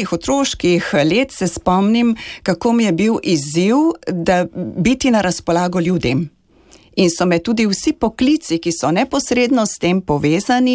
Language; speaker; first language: Slovenian; native; Slovenian